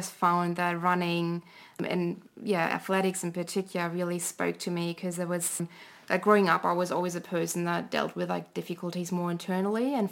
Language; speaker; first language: English; non-native, fluent; German